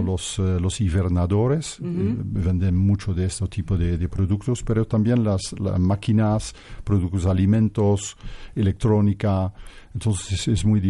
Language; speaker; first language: Spanish; non-native, fluent; Dutch